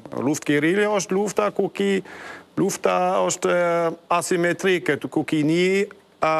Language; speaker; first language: Albanian; non-native, fluent; German